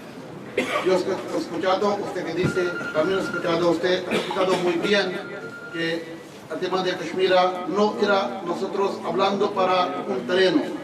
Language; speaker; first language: Spanish; non-native, learner; Urdu